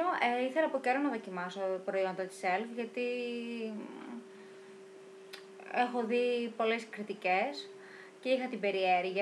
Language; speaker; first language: Greek; native; Greek